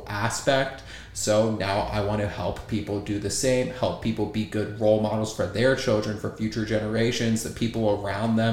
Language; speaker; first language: English; native; English